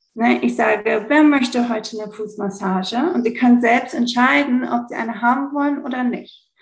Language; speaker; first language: German; early bilingual, heritage; German